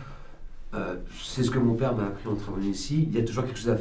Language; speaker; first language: French; native; French